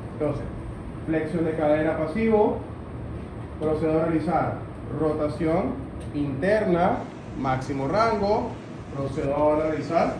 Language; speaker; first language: Spanish; native; Spanish